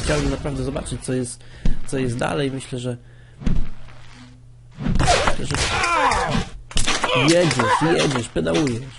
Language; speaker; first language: Polish; native; Polish